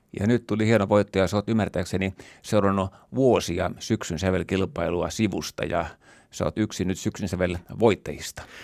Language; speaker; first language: Finnish; native; Finnish